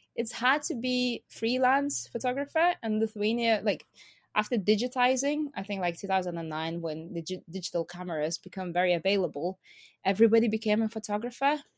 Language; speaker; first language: English; non-native, fluent; Lithuanian